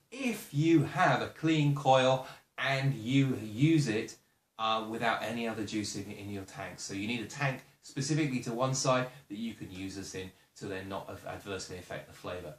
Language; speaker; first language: English; native; English